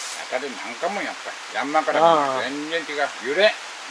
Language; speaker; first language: Japanese; native; Japanese